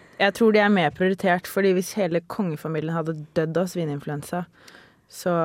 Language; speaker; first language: Norwegian; native; Norwegian